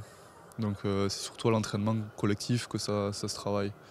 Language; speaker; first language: French; native; French